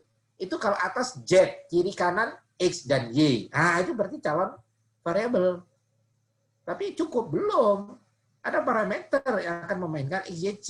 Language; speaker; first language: Indonesian; non-native, local second language; Javanese